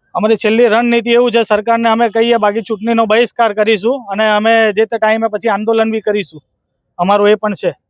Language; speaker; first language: Gujarati; native; Gujarati